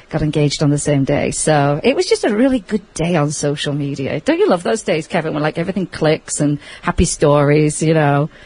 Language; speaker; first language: English; native; English